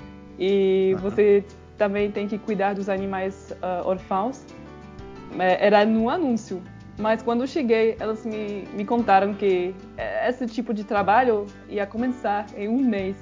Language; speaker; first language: Portuguese; non-native, fluent; French